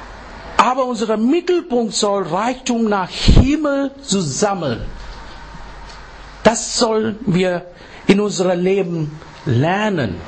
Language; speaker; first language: German; non-native, learner; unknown